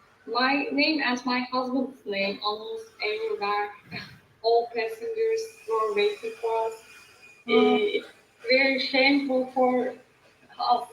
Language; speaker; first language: English; non-native, learner; Turkish